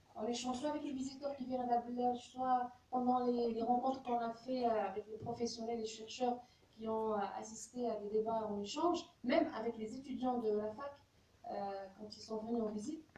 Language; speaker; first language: French; non-native, local second language; Arabic